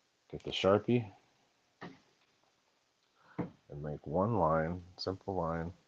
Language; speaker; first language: English; native; English